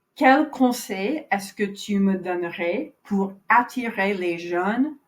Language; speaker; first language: French; non-native, fluent; English